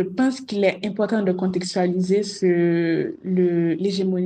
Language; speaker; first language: French; non-native, local second language; Haitian Creole